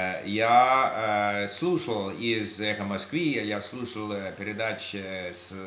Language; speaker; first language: Russian; non-native, learner; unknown